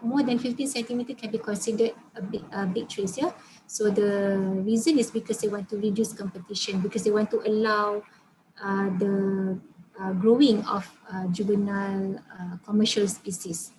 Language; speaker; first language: English; non-native, local second language; Malay